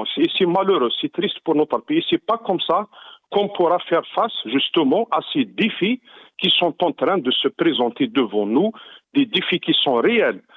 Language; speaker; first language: French; non-native, local second language; Arabic